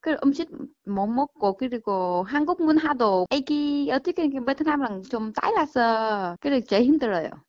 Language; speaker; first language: Korean; non-native, learner; Vietnamese